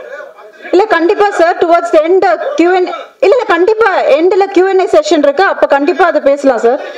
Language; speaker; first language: Tamil; native; Tamil